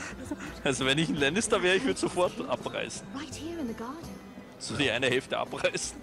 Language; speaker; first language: German; native; German